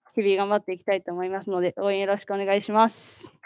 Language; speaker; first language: Japanese; native; Japanese